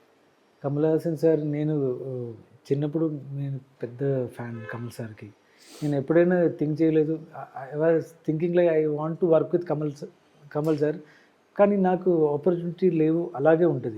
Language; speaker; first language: Telugu; non-native, learner; Malayalam